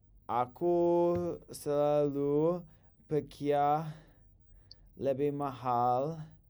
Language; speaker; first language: Indonesian; non-native, learner; English